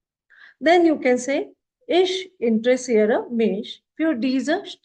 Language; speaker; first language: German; non-native, fluent; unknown